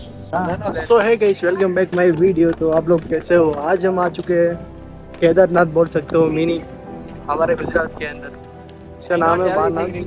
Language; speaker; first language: Hindi; non-native, local second language; Gujarati